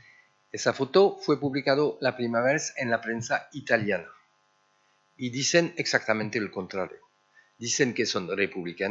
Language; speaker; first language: Spanish; early bilingual, heritage; French